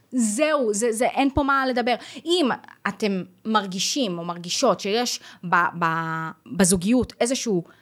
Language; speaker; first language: Hebrew; native; Hebrew